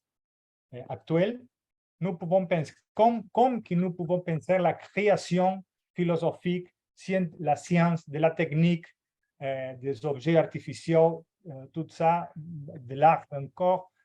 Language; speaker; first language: French; non-native, fluent; Portuguese